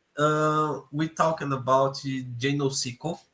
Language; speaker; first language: English; non-native, learner; Portuguese